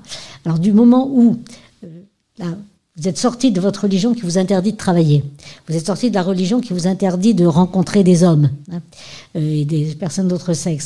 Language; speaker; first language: French; native; French